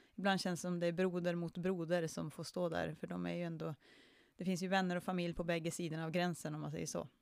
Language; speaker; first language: Swedish; native; Swedish